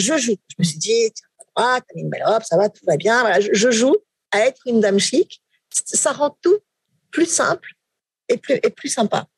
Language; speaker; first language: French; native; French